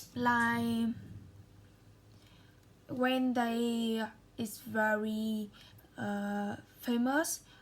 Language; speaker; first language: English; non-native, learner; Vietnamese